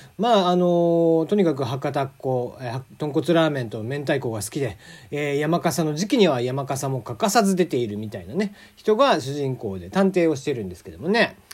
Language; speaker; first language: Japanese; native; Japanese